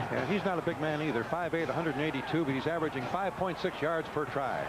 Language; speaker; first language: English; native; English